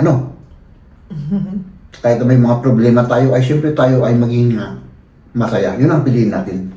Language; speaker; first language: Filipino; non-native, fluent; German